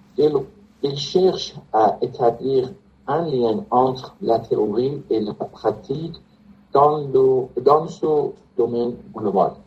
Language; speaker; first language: French; non-native, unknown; Persian